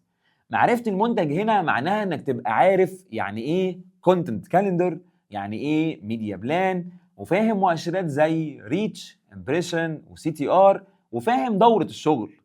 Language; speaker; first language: Arabic; native; Arabic